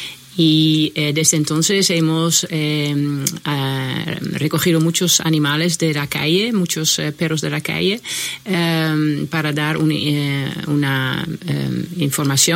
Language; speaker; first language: Spanish; non-native, fluent; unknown